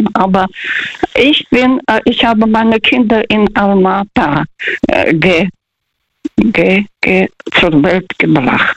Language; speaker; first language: German; early bilingual, other home language; Russian